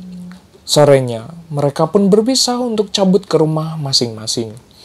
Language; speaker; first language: Indonesian; native; Indonesian